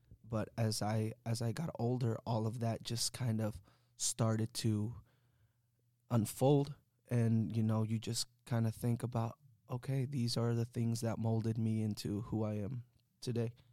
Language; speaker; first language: English; early bilingual, other home language; Spanish